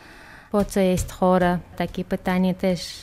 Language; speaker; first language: Polish; non-native, learner; Chechen